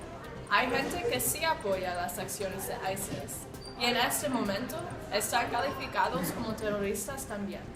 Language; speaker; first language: Spanish; non-native, learner; English